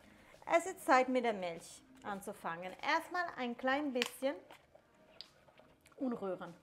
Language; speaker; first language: German; non-native, fluent; Italian